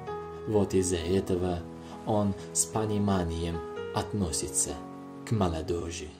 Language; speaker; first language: Russian; non-native, local second language; Uzbek